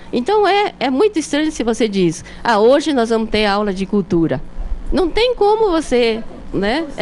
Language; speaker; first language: Portuguese; native; Portuguese